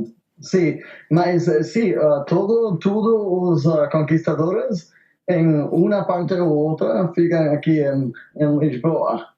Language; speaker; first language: Portuguese; non-native, learner; Spanish